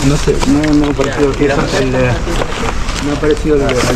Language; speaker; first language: Spanish; native; Spanish